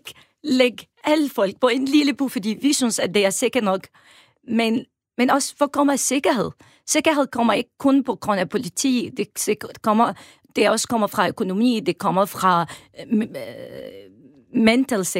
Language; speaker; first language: Danish; non-native, fluent; Arabic